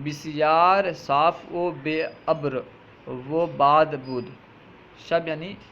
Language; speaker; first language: Persian; non-native, fluent; Urdu